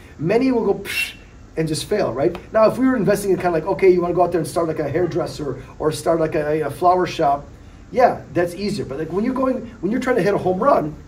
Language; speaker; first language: English; early bilingual, other home language; Polish